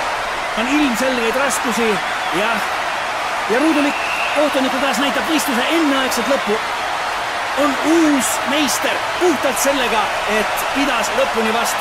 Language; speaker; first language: Estonian; native; Estonian